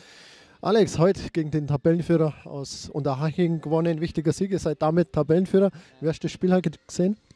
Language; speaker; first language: German; native; German